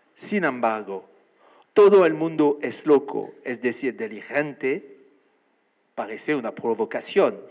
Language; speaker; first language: Spanish; non-native, fluent; French